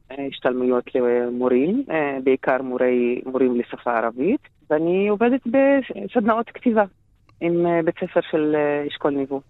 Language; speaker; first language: Hebrew; non-native, local second language; Arabic